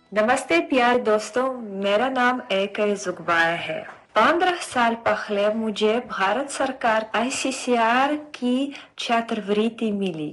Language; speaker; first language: Hindi; non-native, fluent; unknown